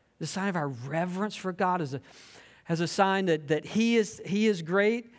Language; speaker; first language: English; native; English